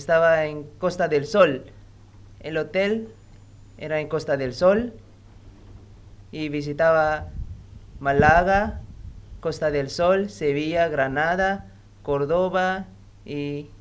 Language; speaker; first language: Spanish; non-native, learner; Indonesian